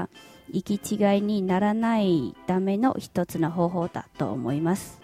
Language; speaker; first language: Japanese; non-native, fluent; Chinese